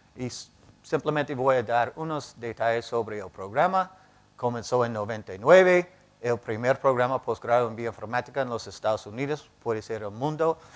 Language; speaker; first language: Spanish; non-native, fluent; English